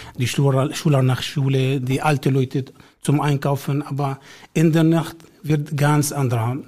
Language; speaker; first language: German; non-native, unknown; Arabic